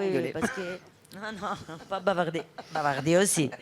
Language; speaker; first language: French; non-native, fluent; Italian